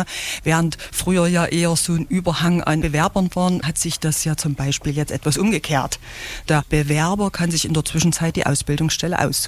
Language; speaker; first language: German; native; German